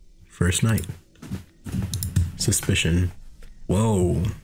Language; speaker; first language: English; native; English